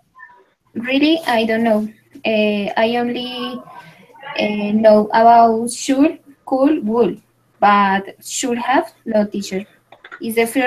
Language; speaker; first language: English; non-native, learner; Spanish